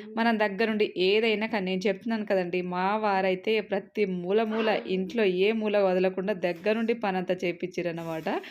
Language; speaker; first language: Telugu; native; Telugu